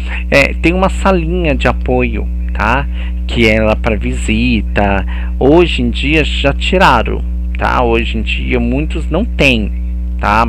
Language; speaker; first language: Portuguese; native; Portuguese